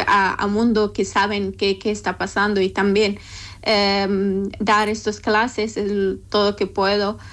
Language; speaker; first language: Spanish; non-native, learner; Persian